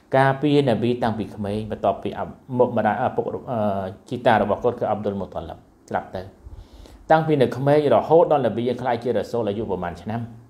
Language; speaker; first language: Khmer; non-native, local second language; Western Cham